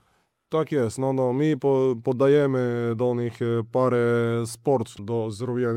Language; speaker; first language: Polish; non-native, learner; Spanish